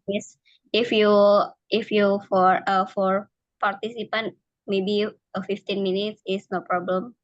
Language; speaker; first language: English; non-native, learner; Indonesian